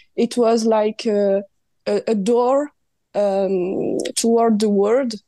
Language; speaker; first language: English; non-native, learner; French